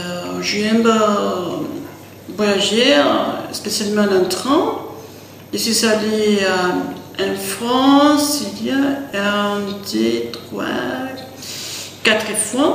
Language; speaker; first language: French; non-native, learner; Spanish